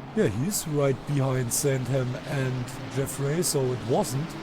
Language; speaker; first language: English; non-native, fluent; German